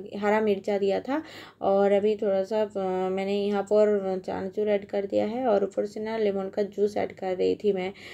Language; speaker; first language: Hindi; non-native, local second language; Bangla